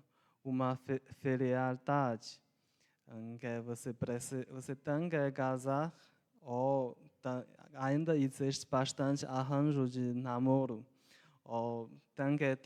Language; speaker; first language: Portuguese; non-native, local second language; Chinese